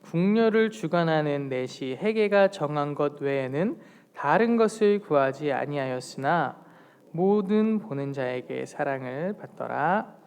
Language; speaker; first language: Korean; native; Korean